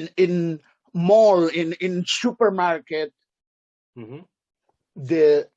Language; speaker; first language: English; non-native, learner; Spanish